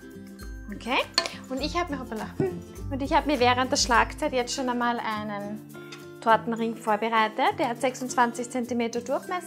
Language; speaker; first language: German; native; German